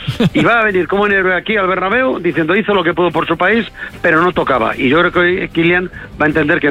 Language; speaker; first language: Spanish; native; Spanish